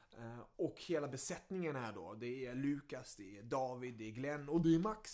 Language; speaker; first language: Swedish; early bilingual, other home language; German